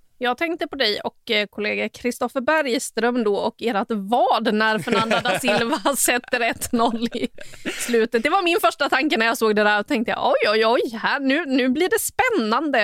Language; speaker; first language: Swedish; native; Swedish